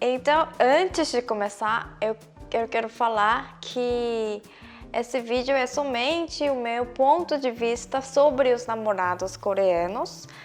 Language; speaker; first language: Portuguese; non-native, fluent; Korean